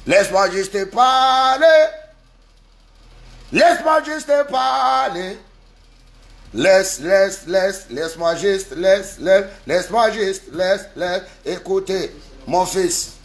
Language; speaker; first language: French; non-native, local second language; Lingala